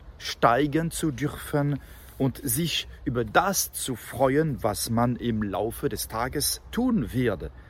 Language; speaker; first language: German; non-native, fluent; French